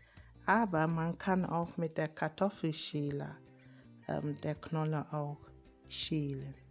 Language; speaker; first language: German; non-native, fluent; Akan